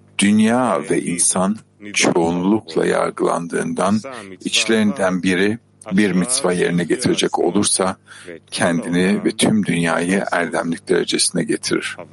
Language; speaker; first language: Turkish; native; Turkish